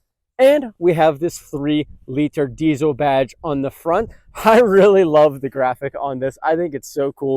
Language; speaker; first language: English; native; English